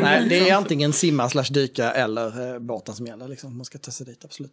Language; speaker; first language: Swedish; native; Swedish